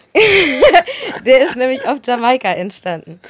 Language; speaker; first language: German; native; German